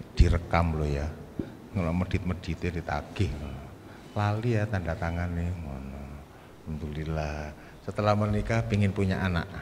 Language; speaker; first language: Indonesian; non-native, local second language; Javanese